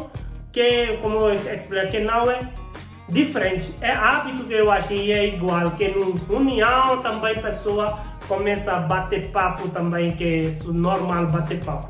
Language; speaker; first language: Portuguese; non-native, learner; Hindi